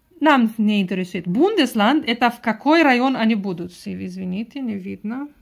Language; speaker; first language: Russian; non-native, learner; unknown